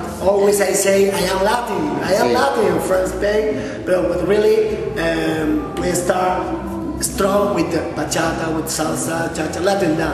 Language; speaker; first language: English; non-native, local second language; Spanish